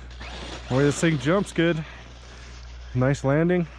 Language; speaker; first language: English; native; English